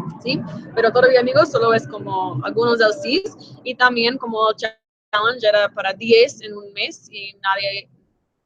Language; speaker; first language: Spanish; non-native, fluent; English